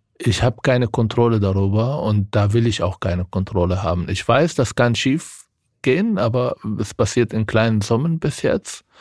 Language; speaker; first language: German; non-native, fluent; Arabic